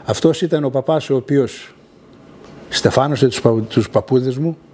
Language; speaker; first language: Greek; early bilingual, other home language; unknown